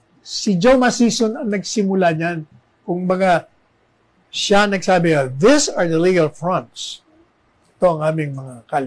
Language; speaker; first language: Filipino; native; Filipino